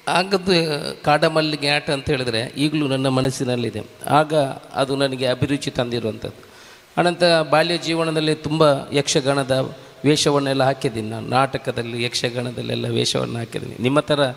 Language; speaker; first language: Kannada; non-native, local second language; Tulu